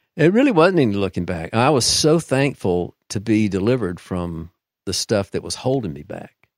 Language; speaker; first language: English; native; English